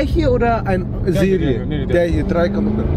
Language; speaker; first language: German; early bilingual, other home language; Turkish